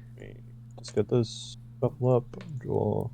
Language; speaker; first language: English; native; English